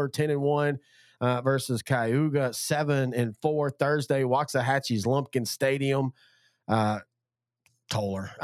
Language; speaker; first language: English; native; English